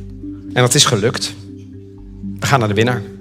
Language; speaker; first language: Dutch; native; Dutch